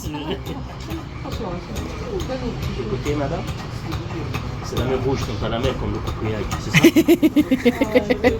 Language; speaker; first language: French; non-native, local second language; Arabic